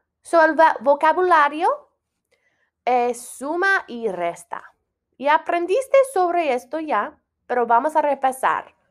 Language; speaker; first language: Spanish; non-native, fluent; English